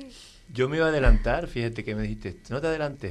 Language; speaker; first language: Spanish; native; Spanish